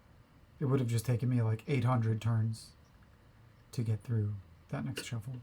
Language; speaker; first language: English; native; English